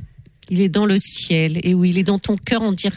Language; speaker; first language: French; native; French